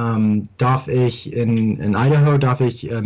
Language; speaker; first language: German; early bilingual, heritage; English